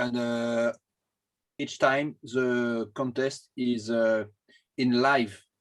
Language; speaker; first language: English; non-native, learner; French